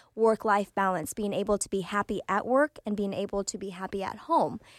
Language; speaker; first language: English; early bilingual, other home language; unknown